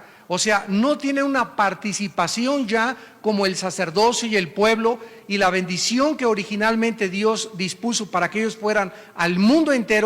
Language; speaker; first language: Spanish; native; Spanish